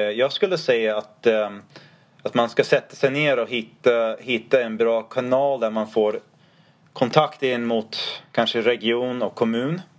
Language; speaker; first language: Swedish; non-native, fluent; English